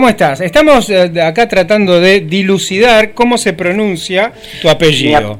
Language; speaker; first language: Spanish; native; Spanish